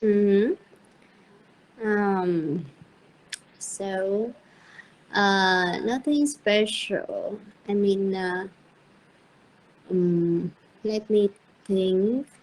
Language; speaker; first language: English; non-native, learner; Vietnamese